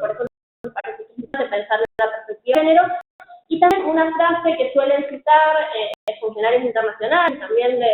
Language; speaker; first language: Spanish; native; Spanish